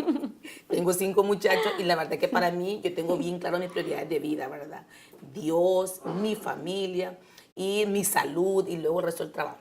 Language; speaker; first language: Spanish; native; Spanish